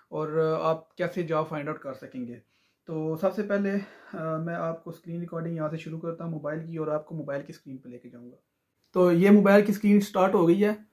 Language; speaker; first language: Urdu; non-native, local second language; Punjabi